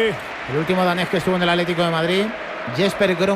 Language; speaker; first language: Spanish; native; Spanish